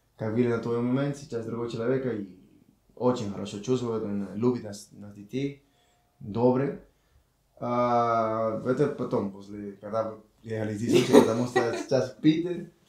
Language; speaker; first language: Russian; non-native, learner; Spanish